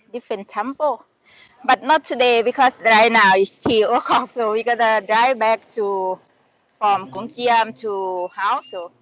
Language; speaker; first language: English; non-native, learner; Thai